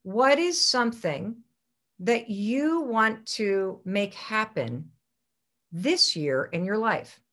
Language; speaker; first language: English; native; English